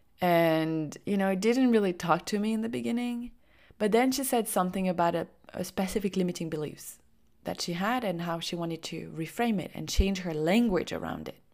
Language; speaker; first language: English; non-native, fluent; French